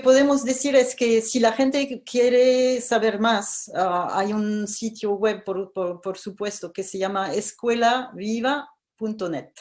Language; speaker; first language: Spanish; non-native, fluent; French